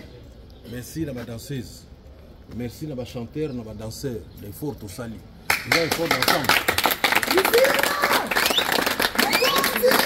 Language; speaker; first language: French; non-native, local second language; Lingala